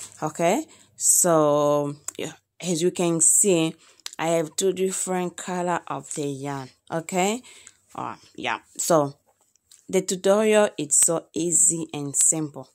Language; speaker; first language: English; non-native, learner; Lingala